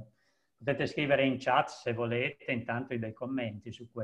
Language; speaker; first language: Italian; native; Italian